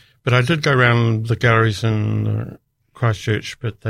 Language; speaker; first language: English; native; English